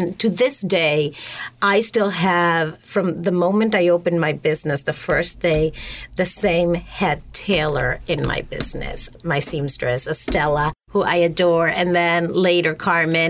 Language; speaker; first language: English; non-native, fluent; Spanish